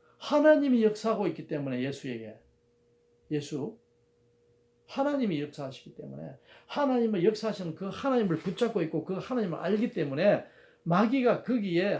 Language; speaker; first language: Korean; native; Korean